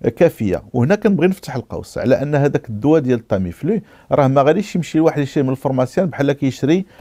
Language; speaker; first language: Arabic; native; Arabic